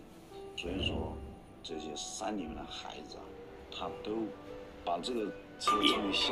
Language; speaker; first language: Chinese; native; Chinese